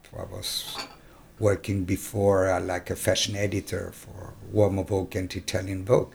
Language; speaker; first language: English; non-native, fluent; German